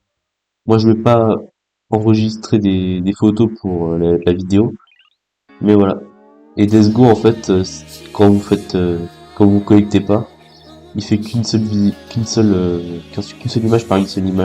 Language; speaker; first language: French; native; French